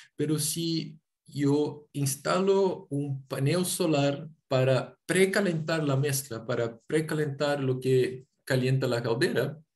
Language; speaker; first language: Spanish; non-native, fluent; Portuguese